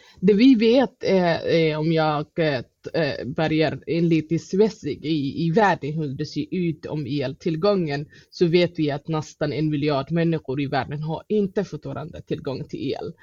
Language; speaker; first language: Swedish; non-native, fluent; Somali